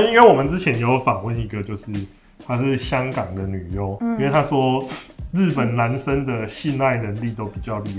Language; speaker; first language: Chinese; native; Chinese